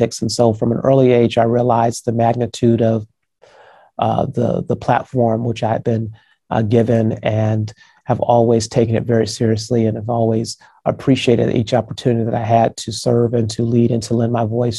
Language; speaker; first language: English; native; English